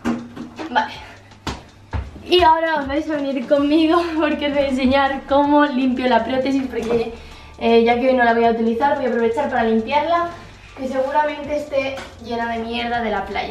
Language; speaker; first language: Spanish; native; Spanish